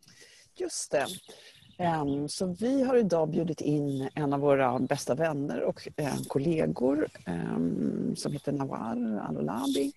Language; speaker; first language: Swedish; native; Swedish